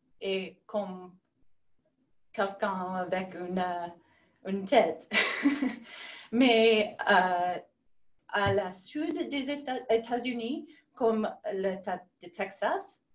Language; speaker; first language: French; non-native, learner; English